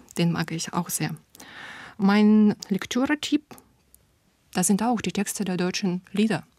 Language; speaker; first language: German; non-native, fluent; Russian